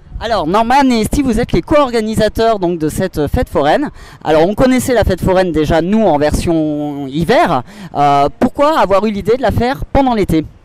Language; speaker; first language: French; native; French